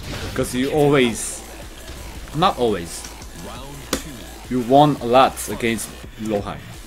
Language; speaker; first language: English; non-native, fluent; Korean